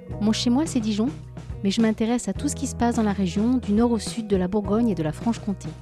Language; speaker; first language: French; native; French